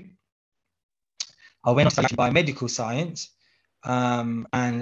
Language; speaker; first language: English; native; English